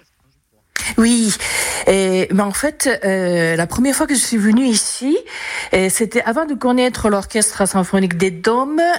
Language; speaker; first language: French; non-native, fluent; Japanese